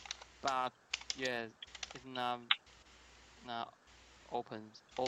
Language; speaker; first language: English; non-native, learner; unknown